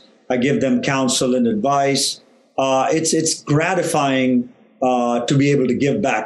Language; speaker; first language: English; non-native, local second language; Tamil